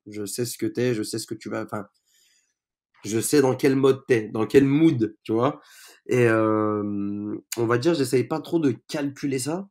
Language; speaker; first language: French; native; French